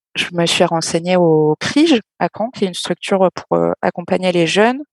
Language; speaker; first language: French; native; French